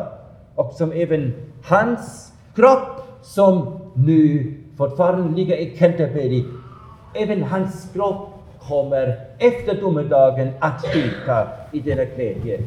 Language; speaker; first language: Swedish; non-native, fluent; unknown